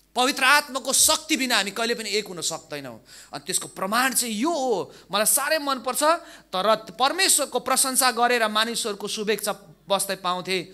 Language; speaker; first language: Nepali; non-native, local second language; Limburgish